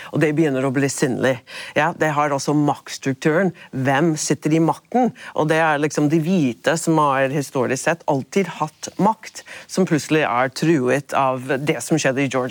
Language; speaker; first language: Norwegian; non-native, fluent; English